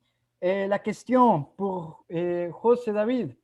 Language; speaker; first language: French; non-native, fluent; Spanish